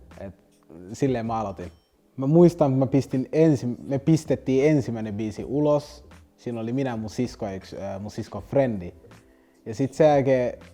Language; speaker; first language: Finnish; early bilingual, other home language; Lingala